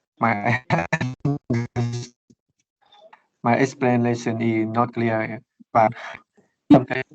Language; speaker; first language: English; non-native, learner; Vietnamese